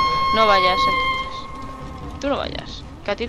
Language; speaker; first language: Spanish; native; Spanish